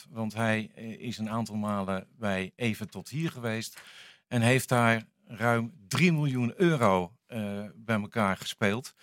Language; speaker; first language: Dutch; native; Dutch